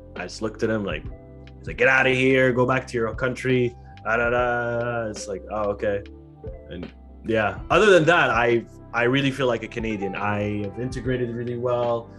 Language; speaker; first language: English; early bilingual, other home language; Arabic